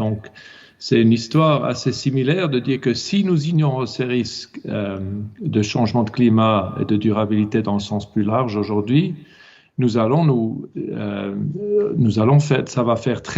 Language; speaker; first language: French; non-native, local second language; German